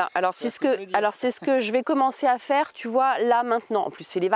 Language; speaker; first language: French; native; French